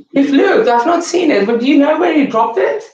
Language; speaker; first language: English; native; English